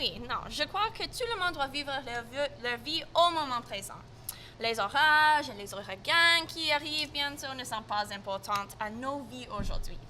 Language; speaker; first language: French; non-native, local second language; English